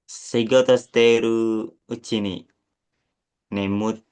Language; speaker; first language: Japanese; non-native, learner; Indonesian